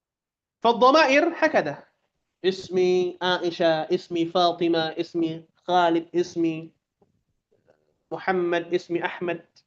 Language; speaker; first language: Arabic; non-native, fluent; Indonesian